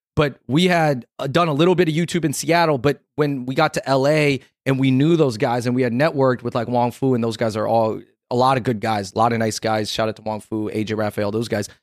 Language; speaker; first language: English; native; English